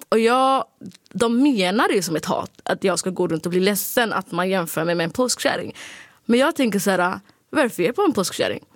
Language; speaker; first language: Swedish; early bilingual, other home language; Somali